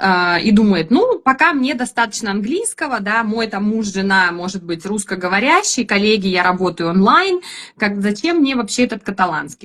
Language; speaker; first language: Russian; native; Russian